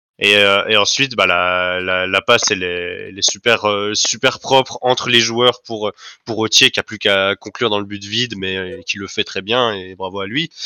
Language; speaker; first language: French; native; French